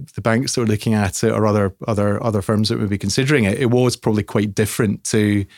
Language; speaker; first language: English; native; English